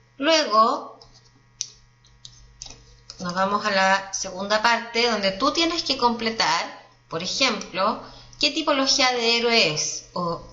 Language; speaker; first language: Spanish; native; Spanish